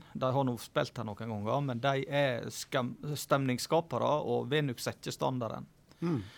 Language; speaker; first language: Norwegian; native; Norwegian